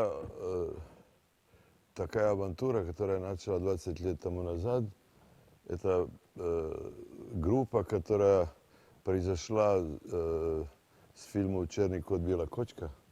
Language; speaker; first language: Russian; non-native, fluent; Serbian